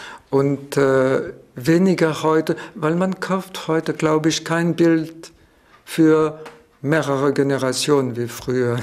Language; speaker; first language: German; non-native, fluent; French